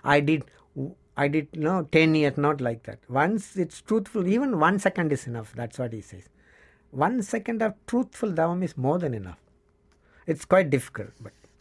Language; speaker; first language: English; non-native, local second language; Tamil